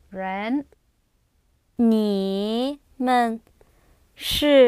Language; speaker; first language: Chinese; non-native, learner; English